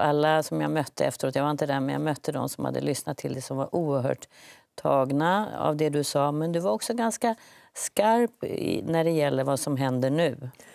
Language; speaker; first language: Swedish; native; Swedish